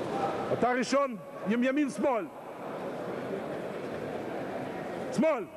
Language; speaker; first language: Hebrew; non-native, fluent; Russian